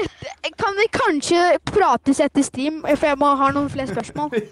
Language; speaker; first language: Norwegian; native; Norwegian